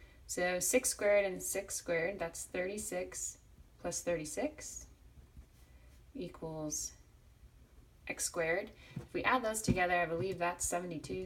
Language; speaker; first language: English; native; English